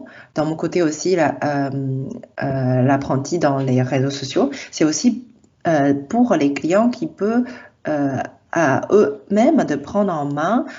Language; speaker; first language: French; non-native, fluent; Chinese